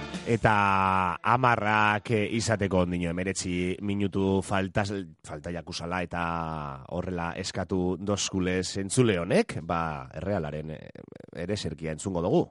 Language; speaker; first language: Basque; native; Basque